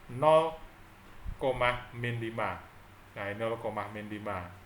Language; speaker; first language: Indonesian; native; Indonesian